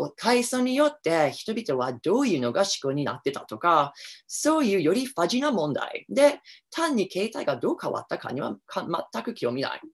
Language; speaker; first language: Japanese; non-native, fluent; English